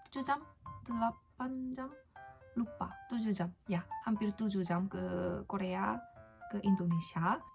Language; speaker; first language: Indonesian; non-native, learner; Korean